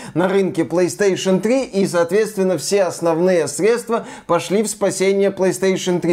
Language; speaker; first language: Russian; native; Russian